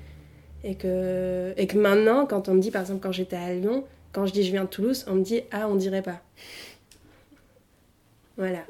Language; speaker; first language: French; early bilingual, other home language; Arabic